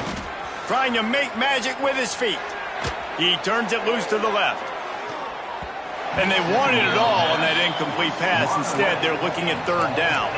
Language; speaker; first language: English; native; English